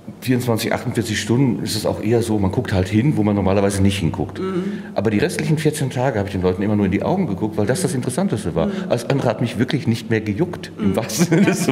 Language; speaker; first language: German; native; German